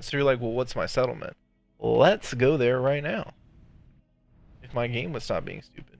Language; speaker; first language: English; native; English